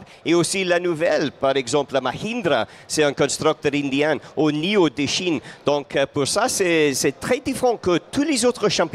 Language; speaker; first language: French; non-native, fluent; English